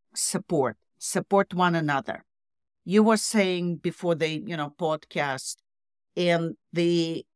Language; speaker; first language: English; non-native, fluent; Russian